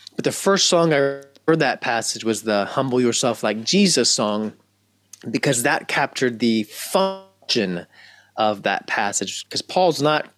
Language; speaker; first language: English; native; English